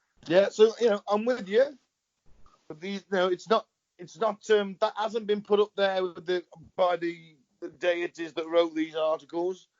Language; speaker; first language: English; native; English